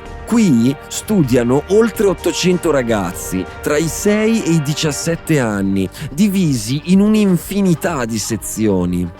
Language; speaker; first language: Italian; native; Italian